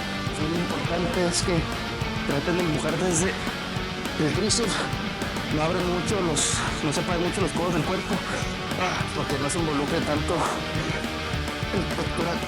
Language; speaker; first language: Spanish; native; Spanish